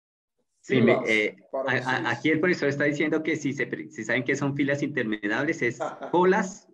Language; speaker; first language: Portuguese; non-native, learner; Spanish